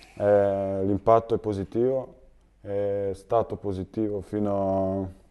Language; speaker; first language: Italian; early bilingual, other home language; Serbian